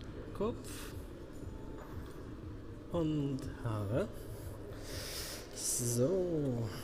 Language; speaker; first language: German; non-native, learner; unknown